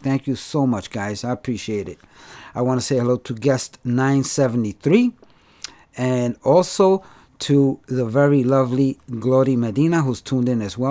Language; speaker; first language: English; native; English